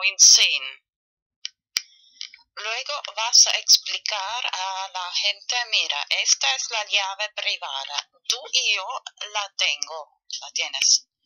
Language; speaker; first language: Spanish; non-native, learner; German